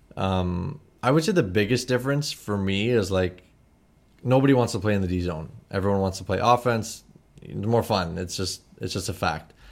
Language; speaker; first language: English; native; English